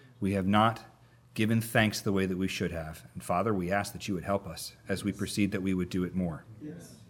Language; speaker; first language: English; native; English